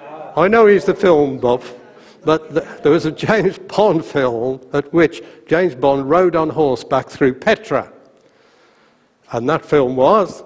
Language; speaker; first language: English; native; English